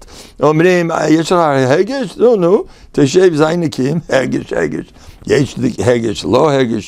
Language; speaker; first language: Hebrew; non-native, fluent; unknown